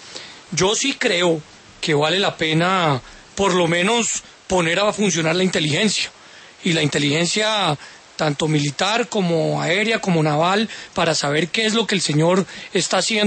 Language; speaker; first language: Spanish; native; Spanish